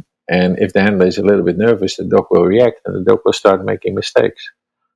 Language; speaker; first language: English; non-native, fluent; Dutch